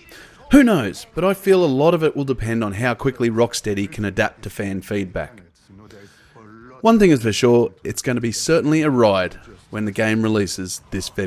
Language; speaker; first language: English; native; English